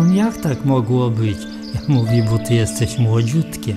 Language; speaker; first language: Polish; non-native, local second language; Romany